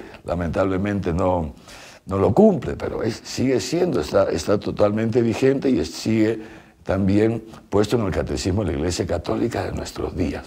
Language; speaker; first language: Spanish; native; Spanish